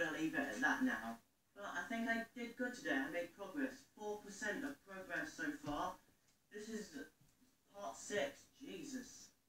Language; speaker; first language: English; native; English